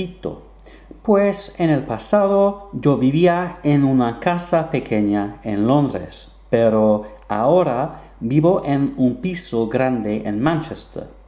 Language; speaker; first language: Spanish; non-native, fluent; English